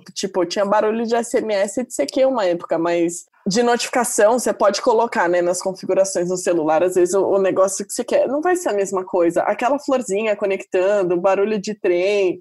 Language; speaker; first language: Portuguese; native; Portuguese